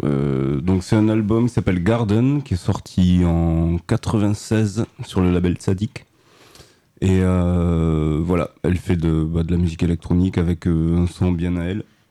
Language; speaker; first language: French; native; French